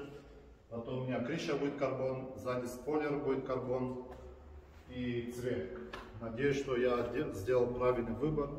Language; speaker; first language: Russian; early bilingual, heritage; Russian